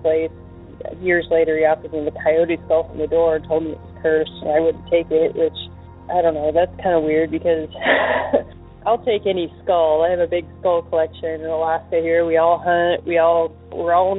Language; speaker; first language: English; native; English